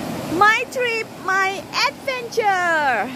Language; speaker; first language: English; non-native, learner; Indonesian